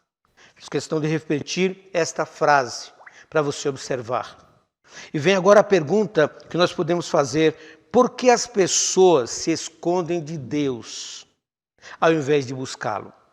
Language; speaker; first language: Portuguese; native; Portuguese